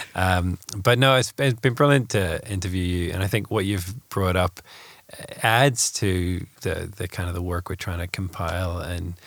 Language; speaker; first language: English; native; English